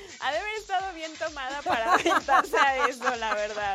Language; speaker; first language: Spanish; native; Spanish